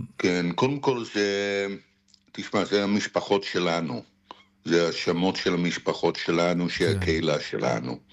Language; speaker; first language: Hebrew; non-native, fluent; Dutch